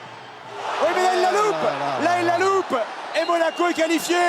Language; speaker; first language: French; native; French